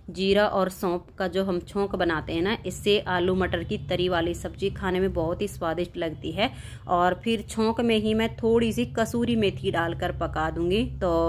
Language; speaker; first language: Hindi; native; Hindi